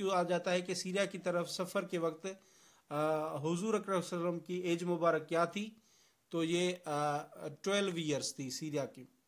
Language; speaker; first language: Urdu; non-native, local second language; Sindhi